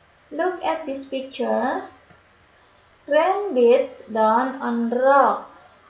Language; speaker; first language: English; non-native, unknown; Indonesian